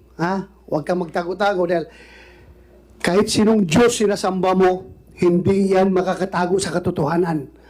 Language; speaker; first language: Filipino; non-native, local second language; Cebuano